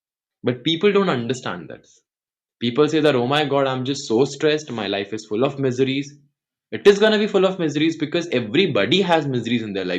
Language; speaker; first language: English; non-native, local second language; Hindi